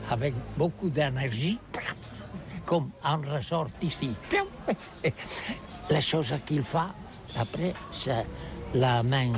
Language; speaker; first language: French; non-native, learner; Catalan